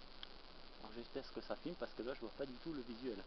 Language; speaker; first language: French; native; French